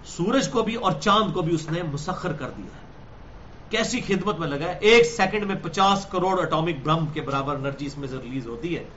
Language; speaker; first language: Urdu; native; Urdu